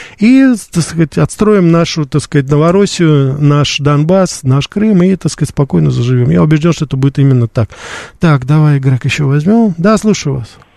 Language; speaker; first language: Russian; native; Russian